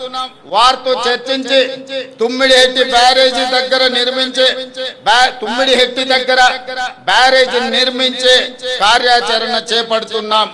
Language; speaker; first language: Telugu; native; Telugu